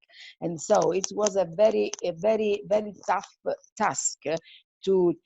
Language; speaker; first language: English; non-native, fluent; Italian